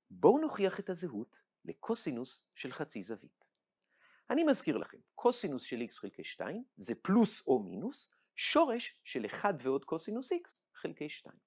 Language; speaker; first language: Hebrew; native; Hebrew